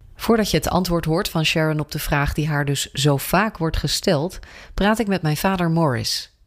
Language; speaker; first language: Dutch; native; Dutch